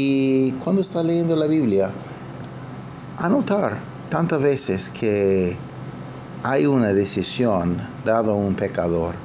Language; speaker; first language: Spanish; non-native, fluent; English